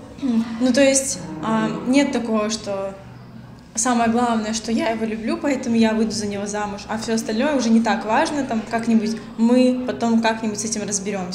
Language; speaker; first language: Russian; native; Russian